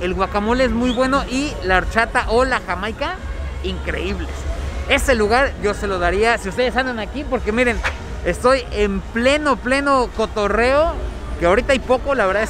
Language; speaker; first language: Spanish; native; Spanish